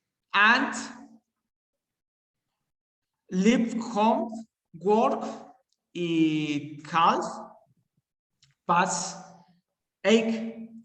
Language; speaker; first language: English; non-native, learner; Spanish